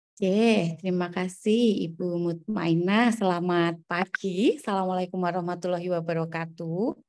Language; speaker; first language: Indonesian; non-native, local second language; Javanese